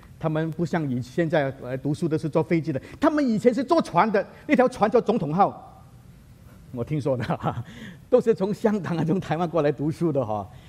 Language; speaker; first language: Chinese; native; Chinese